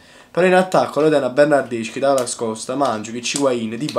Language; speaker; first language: Italian; native; Italian